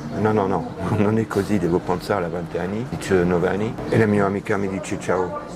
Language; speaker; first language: Italian; non-native, learner; French